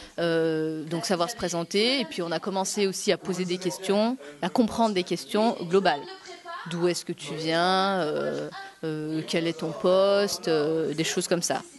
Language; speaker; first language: French; native; French